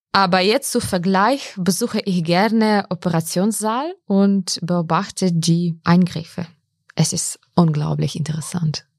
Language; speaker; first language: German; non-native, fluent; Ukrainian